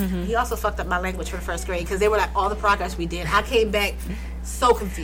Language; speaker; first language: English; early bilingual, other home language; Spanish